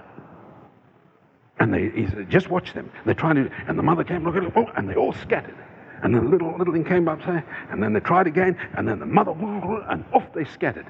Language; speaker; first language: English; native; English